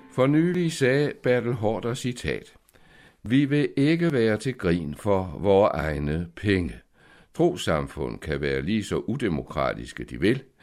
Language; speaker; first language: Danish; native; Danish